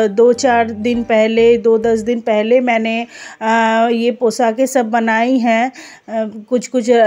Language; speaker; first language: Hindi; non-native, local second language; Bangla